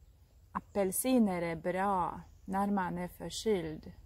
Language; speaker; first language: Swedish; non-native, fluent; Russian